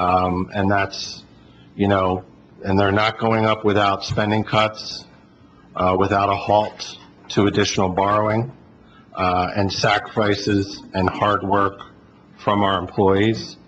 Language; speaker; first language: English; native; English